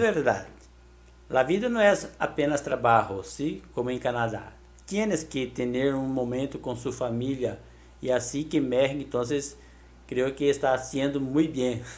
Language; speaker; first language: Spanish; non-native, learner; Portuguese